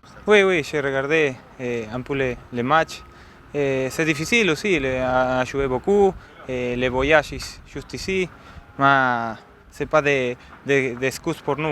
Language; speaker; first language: French; non-native, learner; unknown